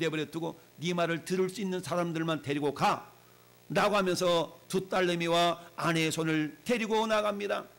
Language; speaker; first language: Korean; native; Korean